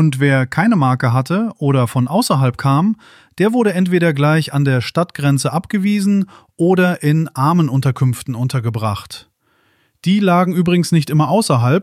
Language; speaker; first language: German; native; German